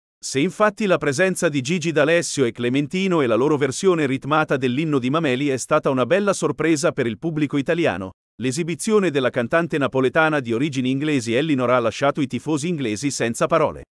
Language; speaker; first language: Italian; native; Italian